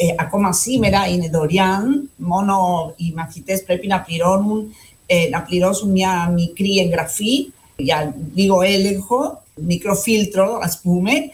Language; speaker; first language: Greek; non-native, fluent; Spanish